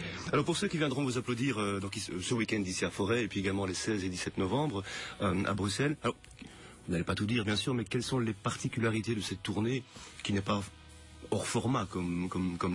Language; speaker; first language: French; native; French